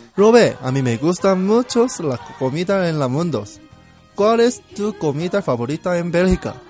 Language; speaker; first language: Spanish; non-native, learner; Korean